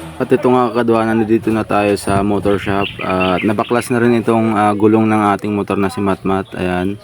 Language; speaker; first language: Filipino; native; Filipino